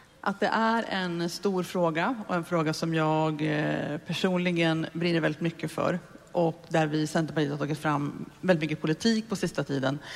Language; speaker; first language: Swedish; native; Swedish